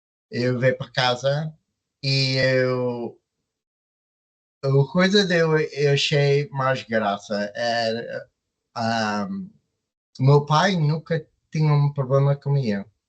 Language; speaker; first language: Portuguese; early bilingual, heritage; Portuguese